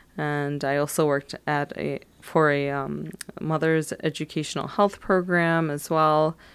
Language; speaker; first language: English; native; English